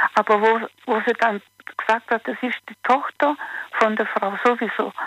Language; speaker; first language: German; native; German